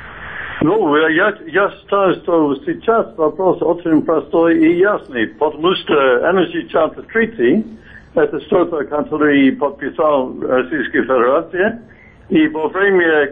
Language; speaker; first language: Russian; non-native, fluent; English